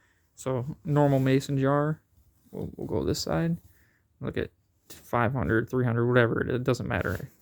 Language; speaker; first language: English; native; English